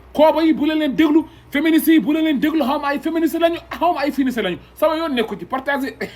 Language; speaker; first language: Wolof; non-native, local second language; Fula